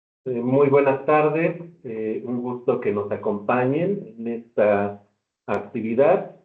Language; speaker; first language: Spanish; native; Spanish